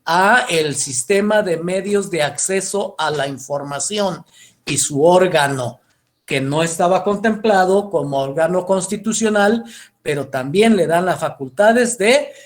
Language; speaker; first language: Spanish; native; Spanish